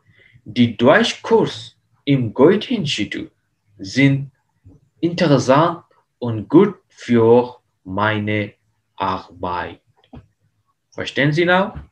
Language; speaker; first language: German; non-native, learner; Hindi